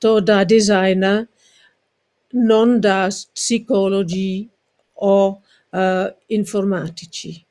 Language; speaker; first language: Italian; non-native, learner; English